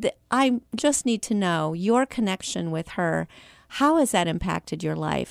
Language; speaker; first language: English; native; English